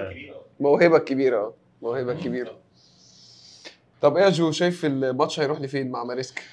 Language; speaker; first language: Arabic; native; Arabic